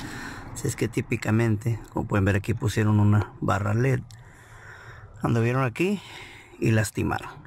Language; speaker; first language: Spanish; native; Spanish